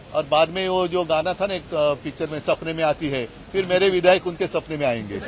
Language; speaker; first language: Hindi; non-native, local second language; Marathi